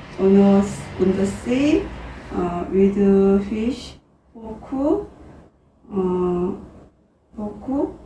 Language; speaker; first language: English; non-native, learner; Korean